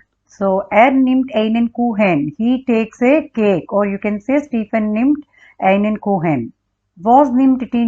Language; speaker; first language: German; non-native, learner; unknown